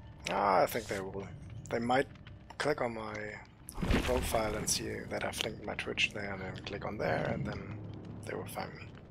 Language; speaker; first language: English; non-native, fluent; German